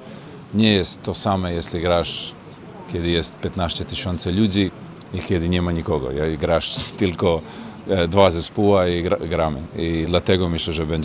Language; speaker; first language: Polish; non-native, learner; Serbian